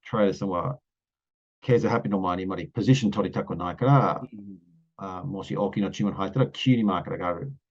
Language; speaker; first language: Japanese; non-native, learner; English